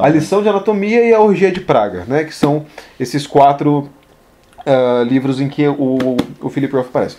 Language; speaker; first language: Portuguese; native; Portuguese